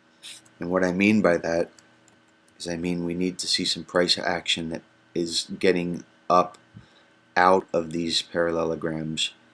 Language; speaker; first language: English; native; English